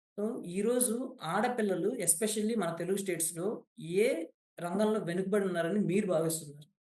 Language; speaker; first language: Telugu; native; Telugu